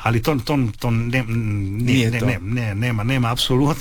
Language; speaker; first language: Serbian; non-native, fluent; Italian